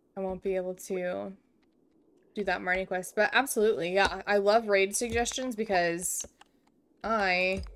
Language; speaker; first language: English; native; English